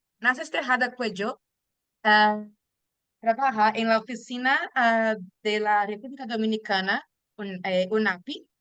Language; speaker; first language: Spanish; non-native, fluent; Portuguese